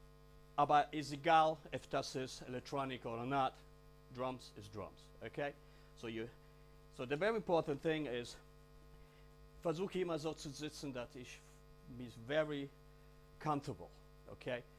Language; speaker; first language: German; non-native, learner; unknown